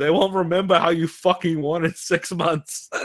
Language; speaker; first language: English; native; English